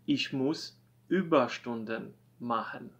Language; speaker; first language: German; non-native, fluent; Polish